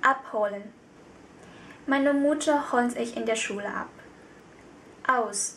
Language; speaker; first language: German; non-native, fluent; Vietnamese